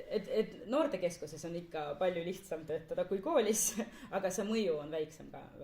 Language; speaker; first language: Estonian; non-native, local second language; Russian